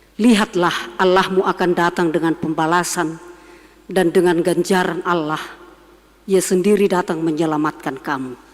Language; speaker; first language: Indonesian; non-native, local second language; Batak Toba